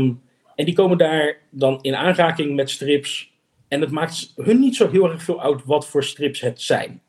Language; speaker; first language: Dutch; native; Dutch